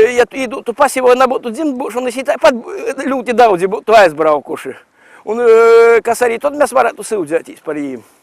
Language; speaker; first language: Latvian; native; Latvian